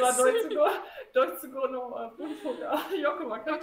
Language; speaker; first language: Japanese; non-native, learner; German